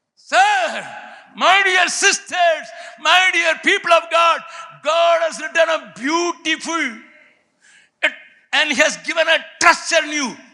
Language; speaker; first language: English; non-native, local second language; Tamil